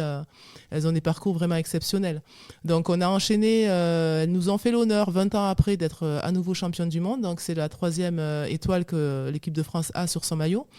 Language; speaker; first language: French; native; French